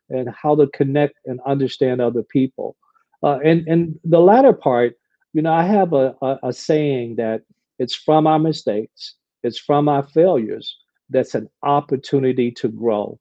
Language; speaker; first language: English; native; English